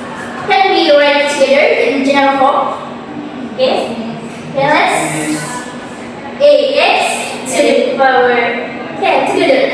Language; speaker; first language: English; non-native, learner; Indonesian